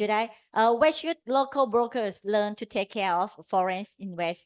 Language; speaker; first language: English; non-native, learner; Thai